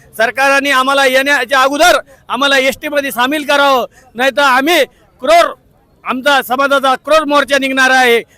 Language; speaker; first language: Marathi; non-native, local second language; Lambadi